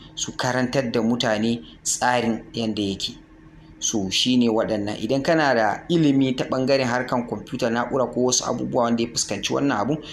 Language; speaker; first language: Hausa; non-native, local second language; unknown